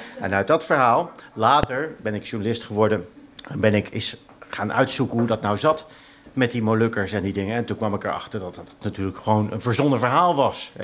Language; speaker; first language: Dutch; native; Dutch